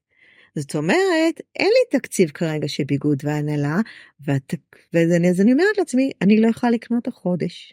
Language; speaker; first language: Hebrew; native; Hebrew